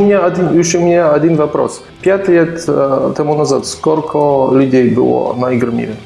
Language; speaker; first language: Russian; non-native, learner; Polish